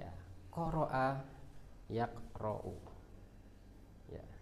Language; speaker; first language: Arabic; non-native, fluent; Indonesian